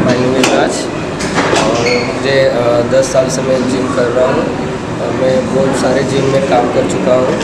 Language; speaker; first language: Hindi; non-native, local second language; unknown